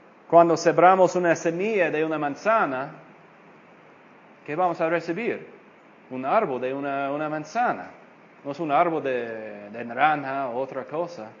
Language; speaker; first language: Spanish; non-native, fluent; English